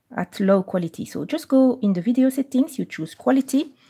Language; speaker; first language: English; non-native, fluent; French